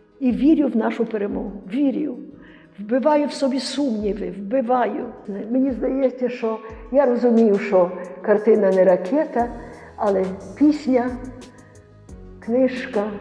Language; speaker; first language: Ukrainian; native; Ukrainian